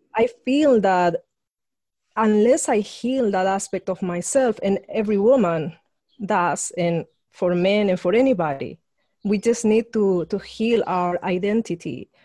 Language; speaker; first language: English; non-native, fluent; Spanish